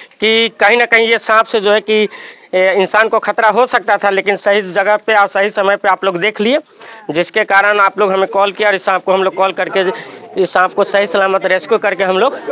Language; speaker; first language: Hindi; native; Hindi